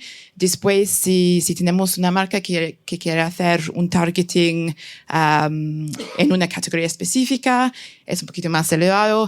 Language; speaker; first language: Spanish; non-native, fluent; French